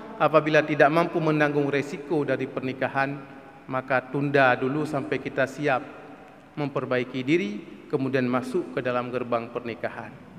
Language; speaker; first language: Malay; non-native, local second language; Achinese